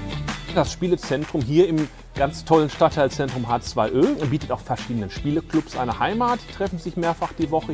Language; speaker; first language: German; native; German